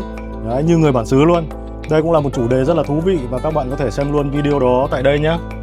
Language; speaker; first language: Vietnamese; native; Vietnamese